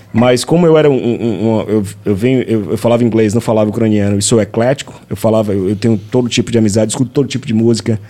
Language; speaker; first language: Portuguese; native; Portuguese